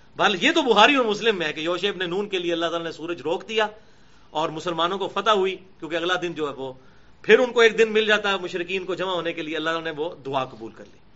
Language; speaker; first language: Urdu; non-native, local second language; Punjabi